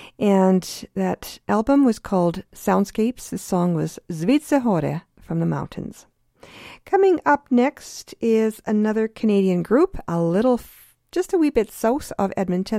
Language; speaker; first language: English; early bilingual, other home language; Ukrainian